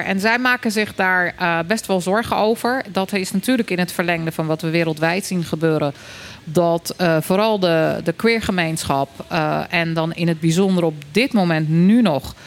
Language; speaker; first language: Dutch; native; Dutch